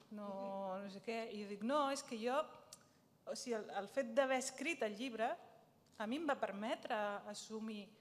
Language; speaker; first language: Catalan; early bilingual, other home language; Riffian